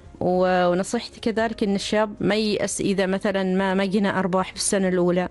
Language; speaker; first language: Arabic; native; Arabic